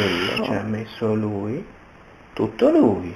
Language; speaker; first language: Italian; native; Italian